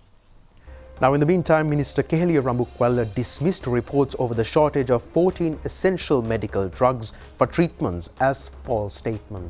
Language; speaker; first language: English; non-native, local second language; Sinhala